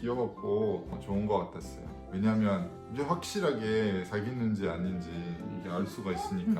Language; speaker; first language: Korean; non-native, fluent; French